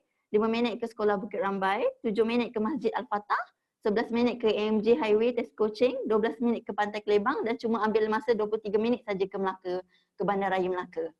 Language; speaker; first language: Malay; native; Malay